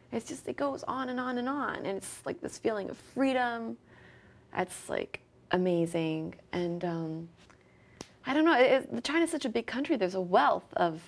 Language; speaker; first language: English; early bilingual, other home language; French